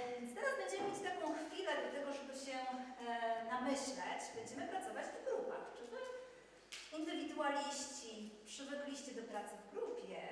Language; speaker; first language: Polish; native; Polish